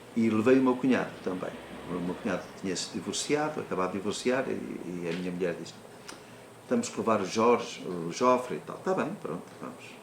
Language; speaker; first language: Portuguese; native; Portuguese